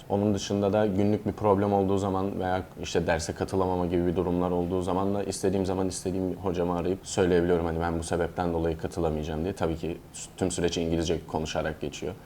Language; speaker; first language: Turkish; native; Turkish